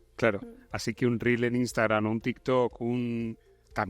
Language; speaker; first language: Spanish; native; Spanish